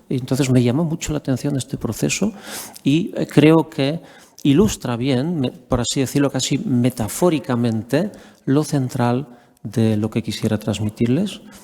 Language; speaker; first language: Spanish; non-native, fluent; Polish